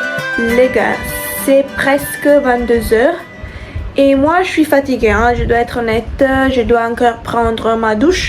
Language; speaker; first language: French; non-native, fluent; Italian